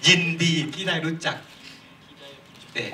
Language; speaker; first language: Korean; non-native, fluent; Thai